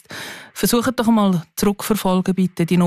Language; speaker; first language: German; native; German